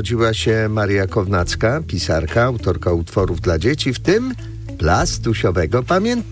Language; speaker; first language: Polish; native; Polish